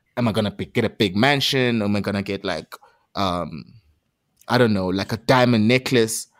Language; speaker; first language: English; non-native, local second language; Zulu